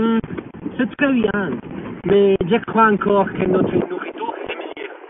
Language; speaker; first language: French; non-native, learner; Spanish